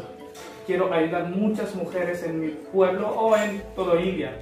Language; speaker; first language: Spanish; non-native, learner; Hindi